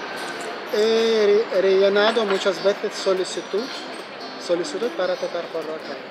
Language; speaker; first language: Spanish; non-native, learner; Ukrainian